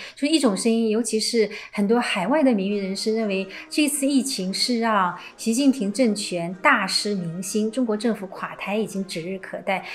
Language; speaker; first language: Chinese; native; Chinese